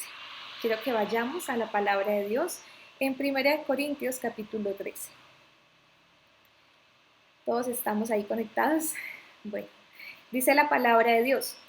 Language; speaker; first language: Spanish; native; Spanish